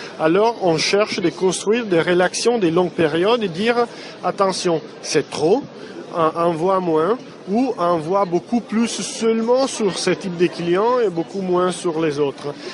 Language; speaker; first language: French; non-native, fluent; Italian